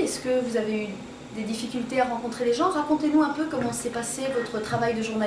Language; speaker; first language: French; native; French